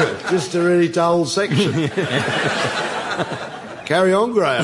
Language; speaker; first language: English; native; English